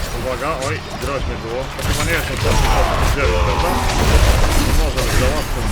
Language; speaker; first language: Polish; native; Polish